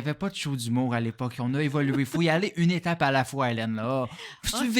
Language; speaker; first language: French; native; French